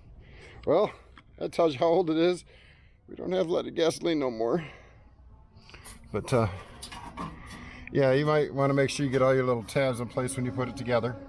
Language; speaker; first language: English; native; English